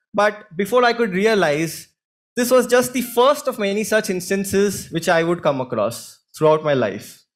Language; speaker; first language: English; non-native, local second language; Hindi